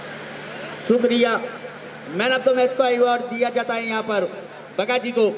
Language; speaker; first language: Hindi; non-native, local second language; Gujarati